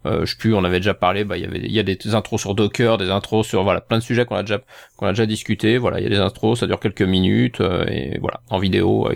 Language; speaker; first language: French; native; French